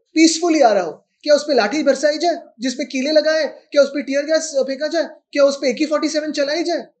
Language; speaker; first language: Hindi; non-native, local second language; Marathi